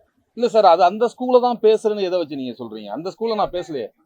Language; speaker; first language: Tamil; native; Tamil